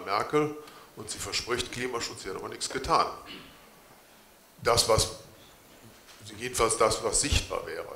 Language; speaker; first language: German; native; German